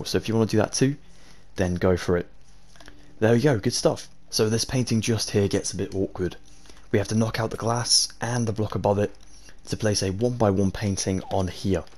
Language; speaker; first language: English; native; English